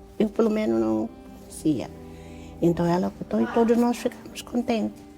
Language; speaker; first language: Portuguese; non-native, local second language; Kabuverdianu